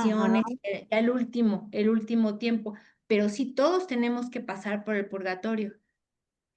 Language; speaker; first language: Spanish; native; Spanish